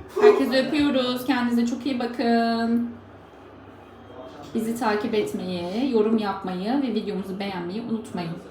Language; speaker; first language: Turkish; native; Turkish